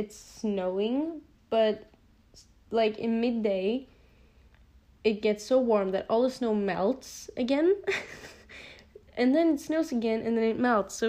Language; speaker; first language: English; non-native, fluent; Norwegian